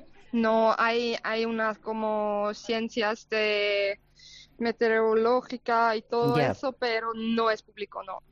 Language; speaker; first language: Spanish; non-native, fluent; German